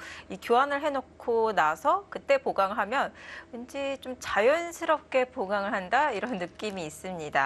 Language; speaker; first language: Korean; native; Korean